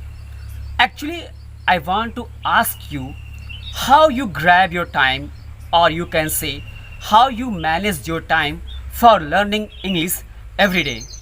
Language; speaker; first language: English; non-native, learner; Hindi